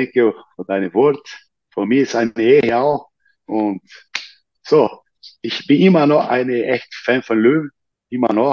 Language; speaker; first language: German; non-native, learner; Portuguese